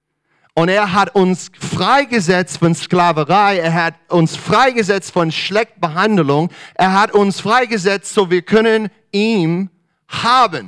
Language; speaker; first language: German; non-native, fluent; English